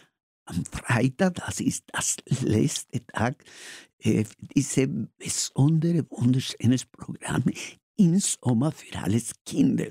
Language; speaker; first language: German; non-native, learner; Spanish